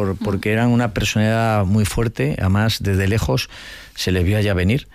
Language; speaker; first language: Spanish; native; Spanish